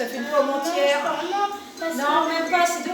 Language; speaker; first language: French; native; French